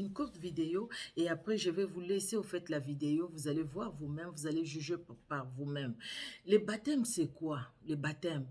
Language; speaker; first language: French; non-native, local second language; Lingala